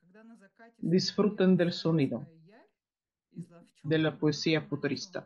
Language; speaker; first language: Spanish; non-native, fluent; Russian